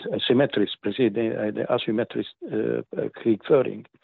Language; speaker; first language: Swedish; non-native, fluent; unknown